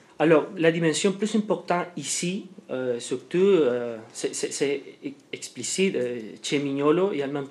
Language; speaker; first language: French; non-native, fluent; Spanish